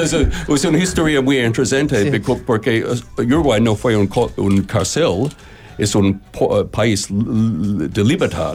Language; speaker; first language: Spanish; non-native, learner; English